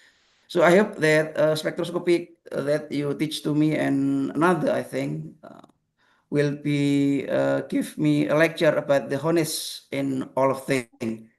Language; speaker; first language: English; non-native, learner; Indonesian